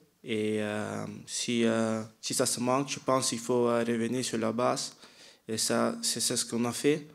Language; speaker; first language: French; non-native, fluent; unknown